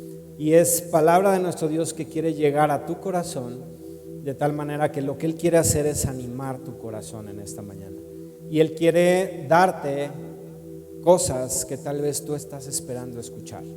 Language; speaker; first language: Spanish; native; Spanish